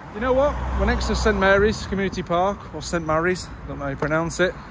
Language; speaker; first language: English; native; English